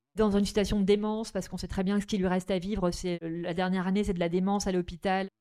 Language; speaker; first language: French; native; French